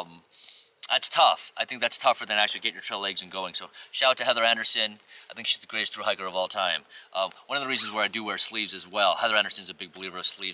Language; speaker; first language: English; native; English